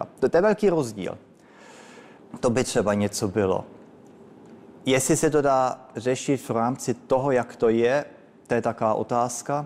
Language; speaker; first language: Czech; early bilingual, heritage; Czech